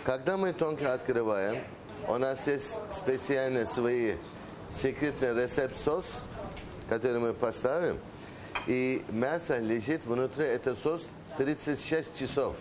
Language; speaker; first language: Russian; non-native, learner; Turkish